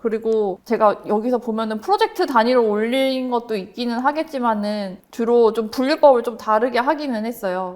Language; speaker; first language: Korean; native; Korean